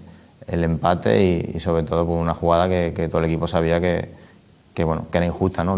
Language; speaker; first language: Spanish; native; Spanish